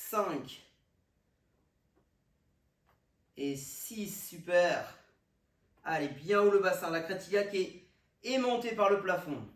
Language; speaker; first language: French; native; French